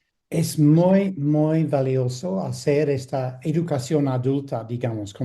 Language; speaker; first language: Spanish; non-native, fluent; English